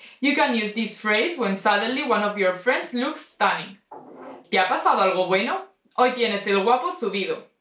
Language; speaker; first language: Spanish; native; Spanish